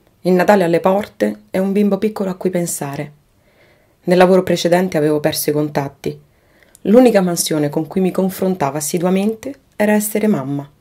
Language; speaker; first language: Italian; native; Italian